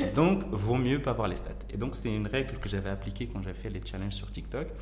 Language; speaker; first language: French; non-native, local second language; Arabic